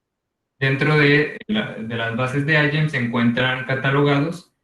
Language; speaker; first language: Spanish; native; Spanish